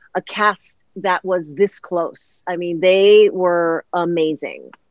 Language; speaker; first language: English; early bilingual, other home language; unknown